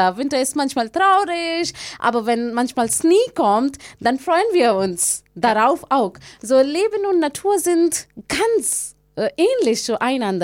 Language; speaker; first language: German; non-native, learner; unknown